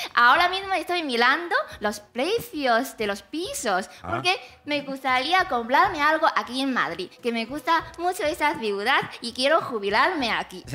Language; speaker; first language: Spanish; non-native, fluent; Chinese